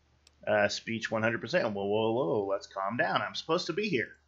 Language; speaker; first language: English; native; English